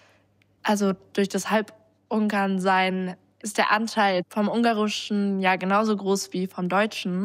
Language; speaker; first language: German; non-native, fluent; Hungarian